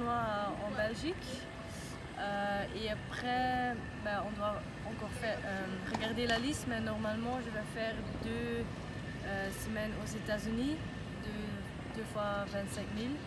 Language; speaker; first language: French; non-native, local second language; Dutch